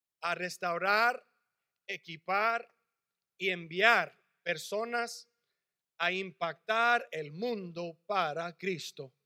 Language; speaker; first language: Spanish; early bilingual, heritage; English